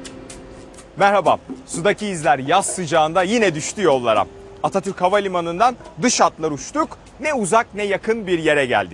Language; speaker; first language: Turkish; native; Turkish